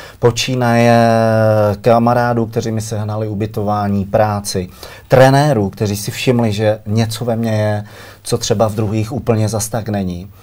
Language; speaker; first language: Czech; native; Czech